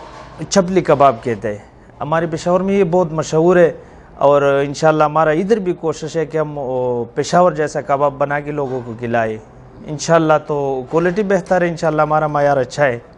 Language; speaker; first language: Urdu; non-native, local second language; Pashto